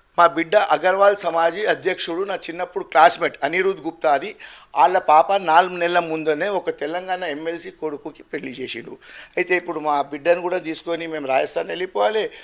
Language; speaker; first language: Telugu; non-native, local second language; Gujarati